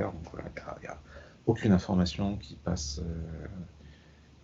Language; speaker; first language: French; native; French